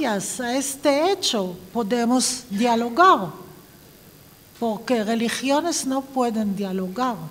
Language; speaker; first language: Spanish; non-native, fluent; Hebrew